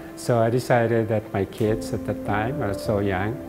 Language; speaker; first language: English; non-native, local second language; Filipino